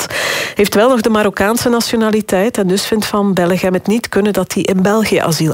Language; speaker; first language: Dutch; native; Dutch